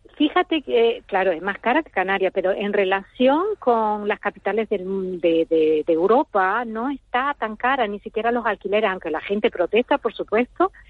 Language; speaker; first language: Spanish; native; Spanish